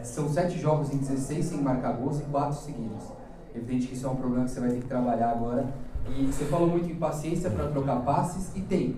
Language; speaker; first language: Portuguese; native; Portuguese